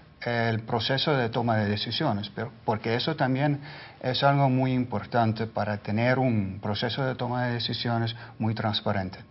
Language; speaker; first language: Spanish; non-native, fluent; Dutch